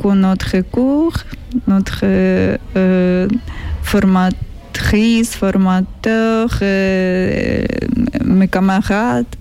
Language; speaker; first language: French; non-native, learner; Ukrainian